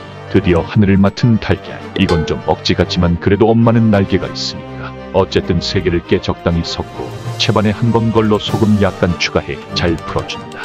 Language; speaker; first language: Korean; native; Korean